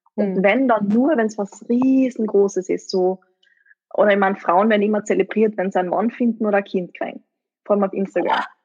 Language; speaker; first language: German; native; German